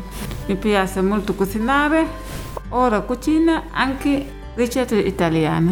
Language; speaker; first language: Italian; non-native, learner; Wolof